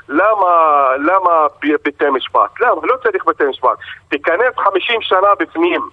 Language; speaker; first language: Hebrew; non-native, local second language; Arabic